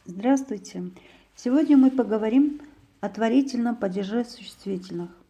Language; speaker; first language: Russian; non-native, local second language; Kyrgyz